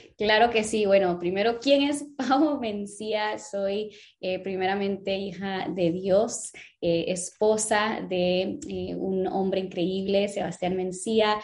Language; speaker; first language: Spanish; early bilingual, other home language; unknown